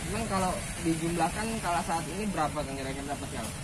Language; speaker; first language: Indonesian; native; Indonesian